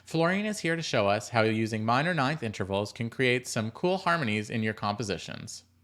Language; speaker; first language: English; native; English